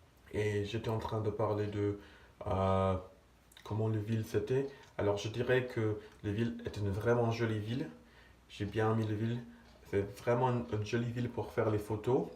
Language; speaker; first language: French; non-native, fluent; English